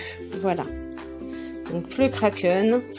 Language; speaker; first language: French; native; French